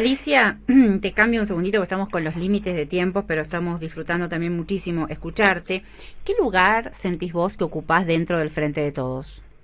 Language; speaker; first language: Spanish; native; Spanish